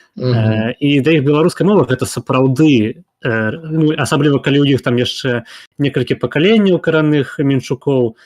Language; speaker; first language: Belarusian; non-native, local second language; Russian